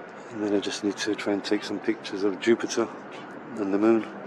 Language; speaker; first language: English; early bilingual, other home language; Spanish